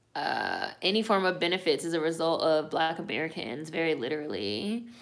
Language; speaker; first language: English; native; English